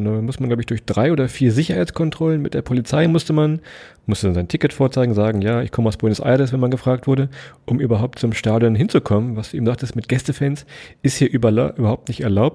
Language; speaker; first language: German; native; German